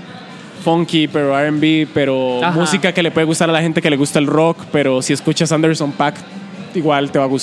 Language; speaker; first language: Spanish; native; Spanish